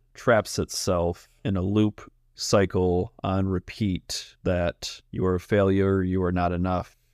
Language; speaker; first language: English; native; English